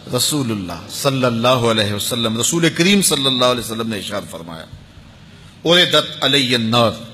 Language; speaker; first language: Urdu; native; Urdu